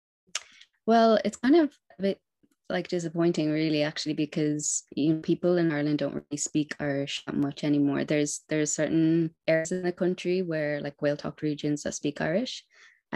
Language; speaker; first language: English; native; English